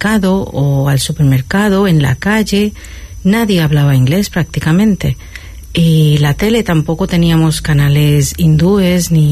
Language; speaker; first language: Spanish; non-native, fluent; Sindhi